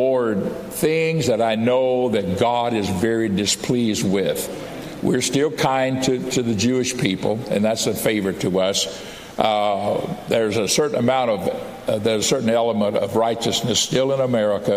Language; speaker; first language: English; native; English